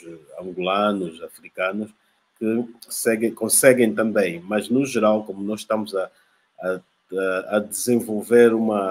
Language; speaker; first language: Portuguese; native; Portuguese